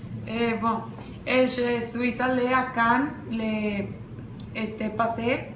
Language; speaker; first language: French; non-native, learner; Spanish